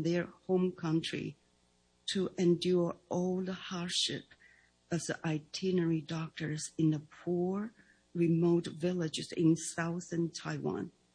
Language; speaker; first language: English; non-native, fluent; Chinese